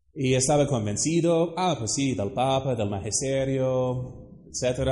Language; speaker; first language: Spanish; non-native, fluent; English